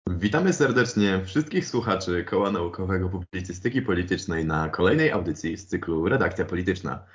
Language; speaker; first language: Polish; native; Polish